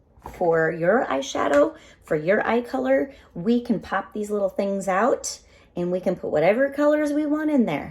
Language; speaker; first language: English; native; English